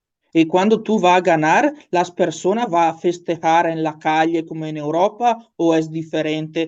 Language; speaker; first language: Spanish; non-native, learner; Italian